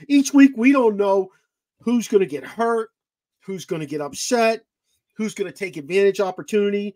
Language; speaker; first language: English; native; English